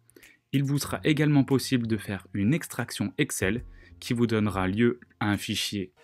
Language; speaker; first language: French; native; French